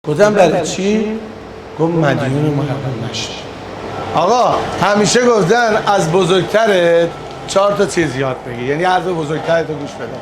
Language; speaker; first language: Persian; native; Persian